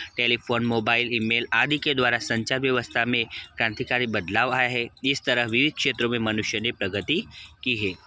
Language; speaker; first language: Hindi; non-native, local second language; Gujarati